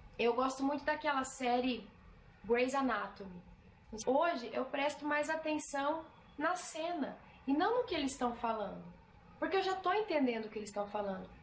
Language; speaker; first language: Portuguese; native; Portuguese